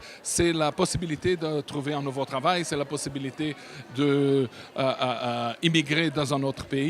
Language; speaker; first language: French; non-native, fluent; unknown